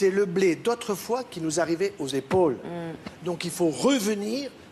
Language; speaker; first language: French; native; French